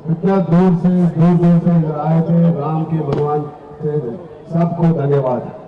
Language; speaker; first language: Hindi; non-native, local second language; Telugu